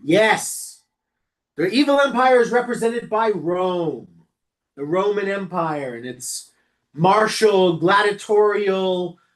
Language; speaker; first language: English; native; English